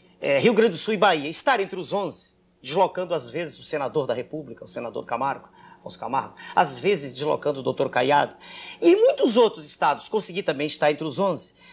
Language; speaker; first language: Portuguese; native; Portuguese